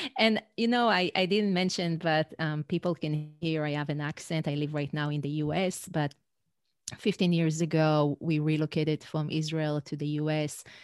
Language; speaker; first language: English; non-native, fluent; Hebrew